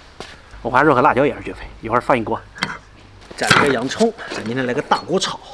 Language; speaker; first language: Chinese; native; Chinese